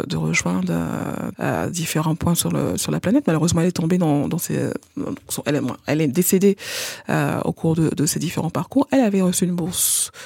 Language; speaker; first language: French; non-native, local second language; Haitian Creole